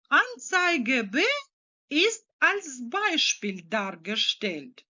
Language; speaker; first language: German; non-native, fluent; Ukrainian